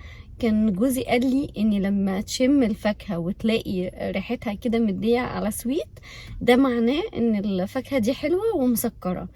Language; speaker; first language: Arabic; native; Arabic